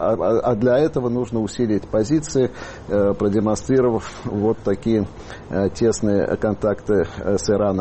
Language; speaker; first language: Russian; native; Russian